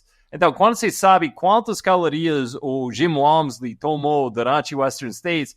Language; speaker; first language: Portuguese; non-native, fluent; English